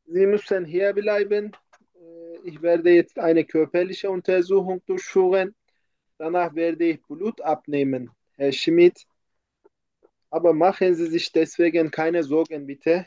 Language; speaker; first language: German; non-native, learner; Turkish